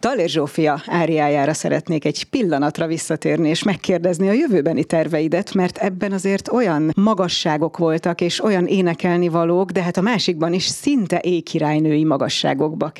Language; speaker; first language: Hungarian; native; Hungarian